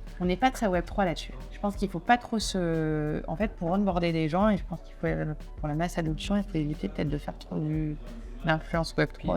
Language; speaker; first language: French; native; French